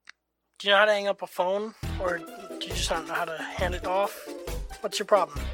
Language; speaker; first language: English; native; English